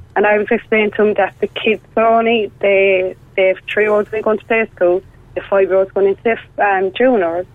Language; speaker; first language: English; native; English